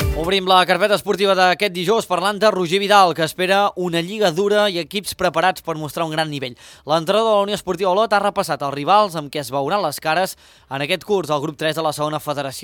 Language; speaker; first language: Catalan; native; Catalan